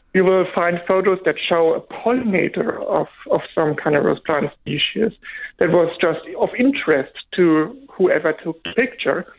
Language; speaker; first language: English; non-native, fluent; German